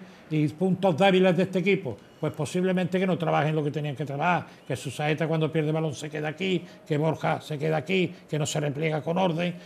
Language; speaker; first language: Spanish; native; Spanish